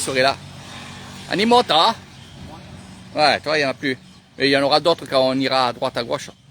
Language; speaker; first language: French; native; French